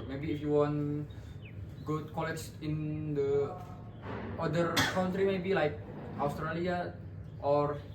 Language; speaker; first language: English; non-native, learner; Indonesian